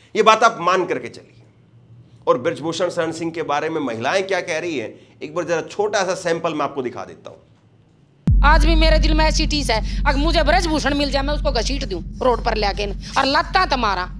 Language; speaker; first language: Hindi; native; Hindi